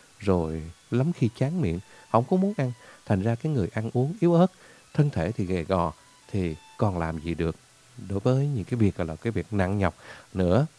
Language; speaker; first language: Vietnamese; native; Vietnamese